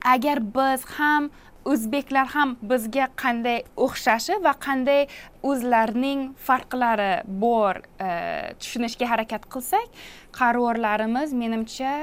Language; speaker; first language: Uzbek; non-native, fluent; English